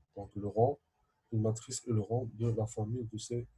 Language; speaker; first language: French; non-native, local second language; Arabic